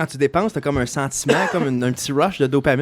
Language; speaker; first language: French; native; French